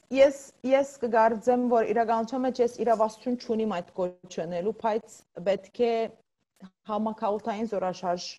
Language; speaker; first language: Armenian; early bilingual, heritage; Armenian